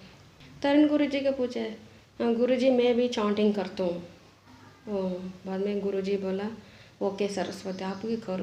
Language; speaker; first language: Hindi; non-native, local second language; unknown